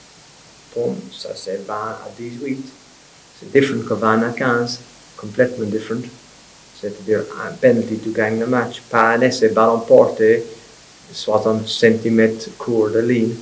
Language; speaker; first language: French; non-native, fluent; English